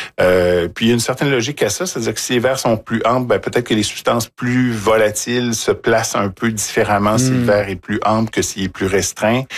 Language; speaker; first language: French; native; French